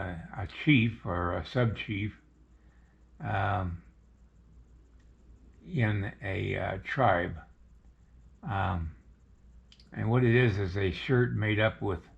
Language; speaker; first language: English; native; English